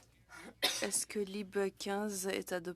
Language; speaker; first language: French; native; French